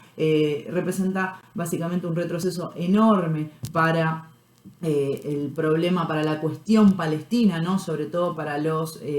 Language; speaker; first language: Spanish; native; Spanish